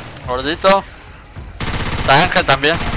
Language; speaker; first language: Spanish; native; Spanish